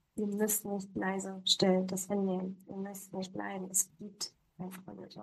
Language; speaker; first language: German; early bilingual, other home language; Polish